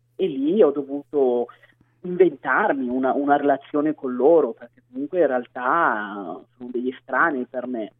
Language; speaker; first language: Italian; native; Italian